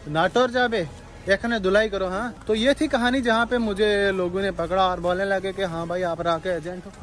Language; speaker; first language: Hindi; native; Hindi